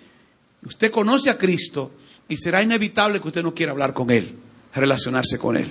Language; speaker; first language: Spanish; native; Spanish